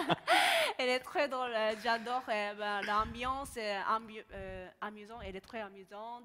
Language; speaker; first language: French; non-native, learner; Japanese